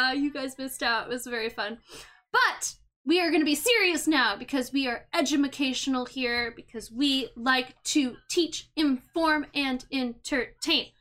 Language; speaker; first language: English; native; English